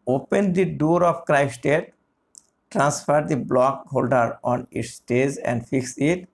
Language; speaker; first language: English; non-native, local second language; Bangla